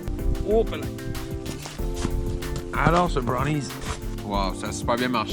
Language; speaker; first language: French; native; French